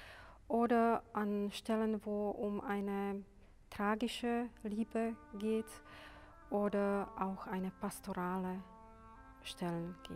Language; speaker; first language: German; non-native, fluent; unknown